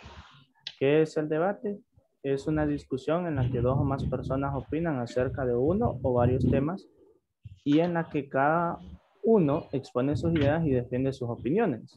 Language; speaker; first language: Spanish; native; Spanish